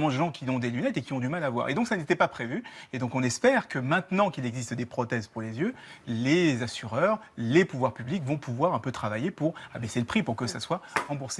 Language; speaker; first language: French; native; French